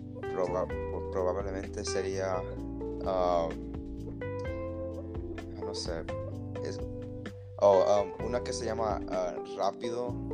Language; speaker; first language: Spanish; early bilingual, heritage; Spanish